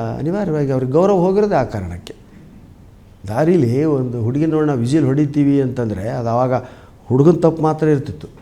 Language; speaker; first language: Kannada; native; Kannada